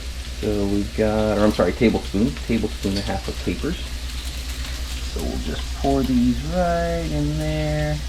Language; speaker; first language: English; native; English